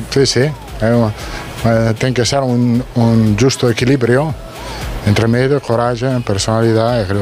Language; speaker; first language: Portuguese; non-native, fluent; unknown